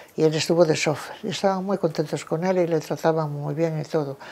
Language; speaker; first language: Spanish; native; Spanish